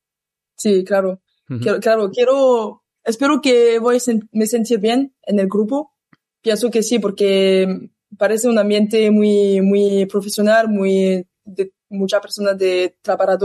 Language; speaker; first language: Spanish; non-native, learner; French